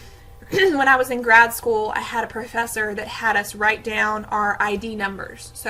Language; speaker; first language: English; native; English